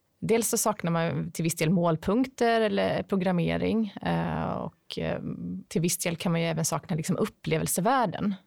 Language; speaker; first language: Swedish; native; Swedish